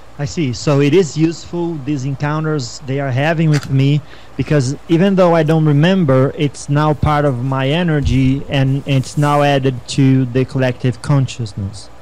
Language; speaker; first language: English; non-native, fluent; Portuguese